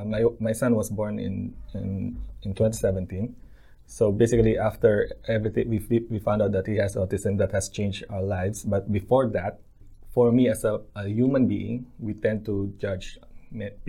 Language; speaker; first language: English; non-native, local second language; Filipino